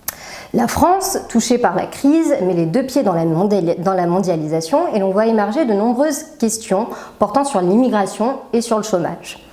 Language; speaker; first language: French; native; French